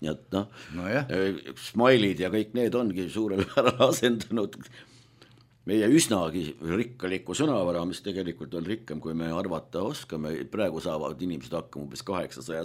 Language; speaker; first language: Estonian; native; Estonian